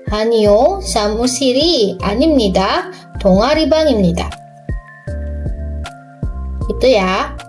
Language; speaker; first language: Korean; non-native, fluent; Indonesian